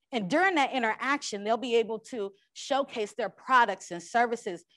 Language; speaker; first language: English; native; English